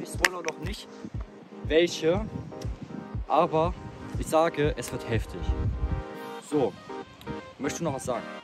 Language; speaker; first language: German; native; German